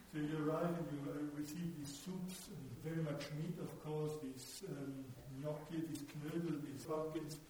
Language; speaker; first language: English; non-native, fluent; German